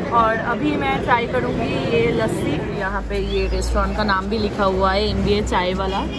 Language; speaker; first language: Hindi; non-native, local second language; Bangla